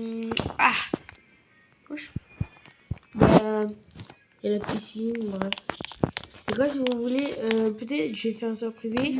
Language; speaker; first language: French; native; French